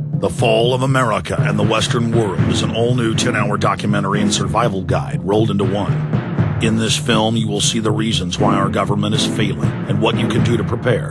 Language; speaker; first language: English; native; English